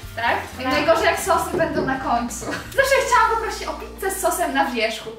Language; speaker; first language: Polish; native; Polish